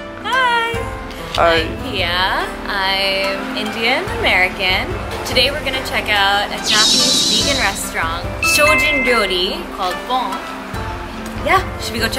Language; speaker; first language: English; early bilingual, other home language; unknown